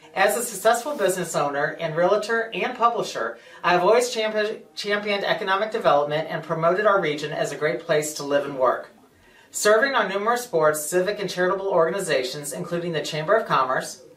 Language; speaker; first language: English; native; English